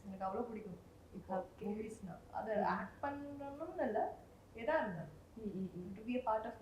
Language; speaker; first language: Tamil; non-native, fluent; Malayalam